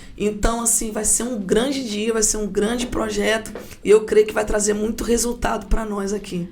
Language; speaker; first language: Portuguese; native; Portuguese